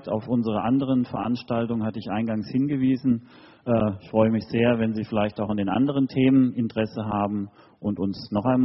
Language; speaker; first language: German; native; German